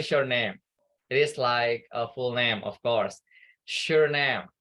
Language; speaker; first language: English; non-native, fluent; Indonesian